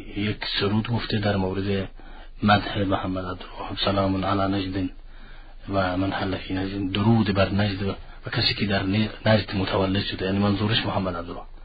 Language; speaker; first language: Persian; non-native, fluent; Arabic